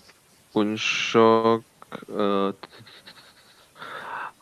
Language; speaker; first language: Albanian; non-native, learner; Chinese